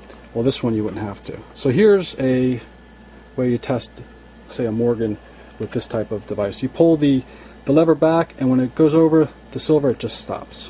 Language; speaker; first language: English; native; English